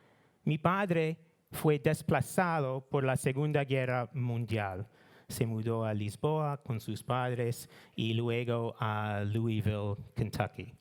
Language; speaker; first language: Spanish; non-native, learner; English